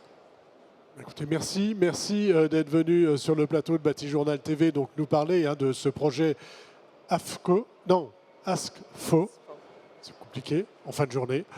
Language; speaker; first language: French; native; French